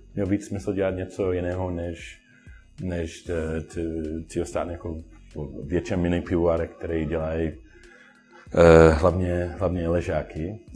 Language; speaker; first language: Czech; non-native, learner; English